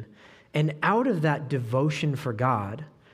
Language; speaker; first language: English; native; English